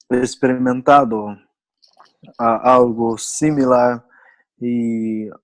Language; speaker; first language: Spanish; non-native, learner; Portuguese